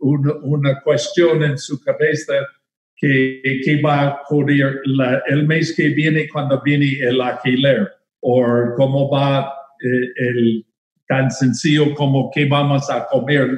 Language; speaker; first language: Spanish; non-native, fluent; English